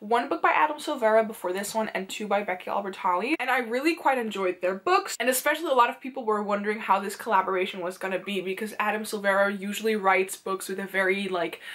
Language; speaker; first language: English; non-native, fluent; Dutch